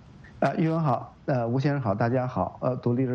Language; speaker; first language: Chinese; native; Chinese